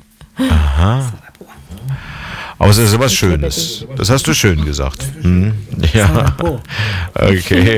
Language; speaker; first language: German; native; German